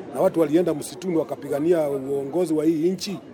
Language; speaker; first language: Swahili; non-native, local second language; Kikuyu